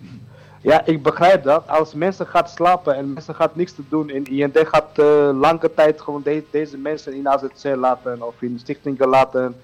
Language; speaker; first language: Dutch; non-native, learner; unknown